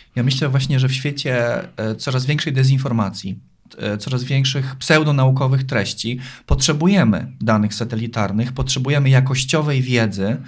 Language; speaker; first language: Polish; native; Polish